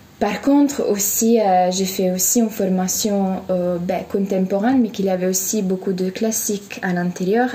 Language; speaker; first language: French; non-native, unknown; Italian